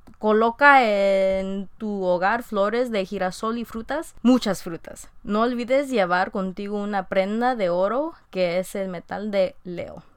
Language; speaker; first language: Spanish; early bilingual, heritage; Spanish